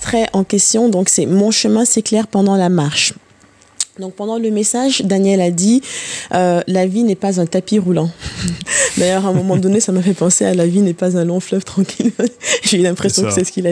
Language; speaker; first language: French; native; French